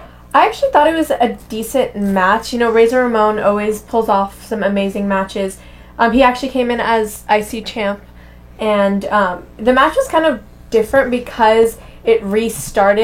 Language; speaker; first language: English; native; English